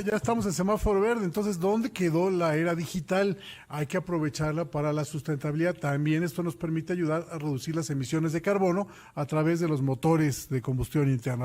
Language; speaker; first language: Spanish; native; Spanish